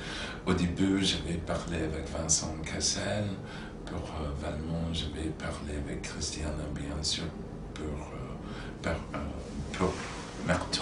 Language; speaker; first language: French; non-native, fluent; English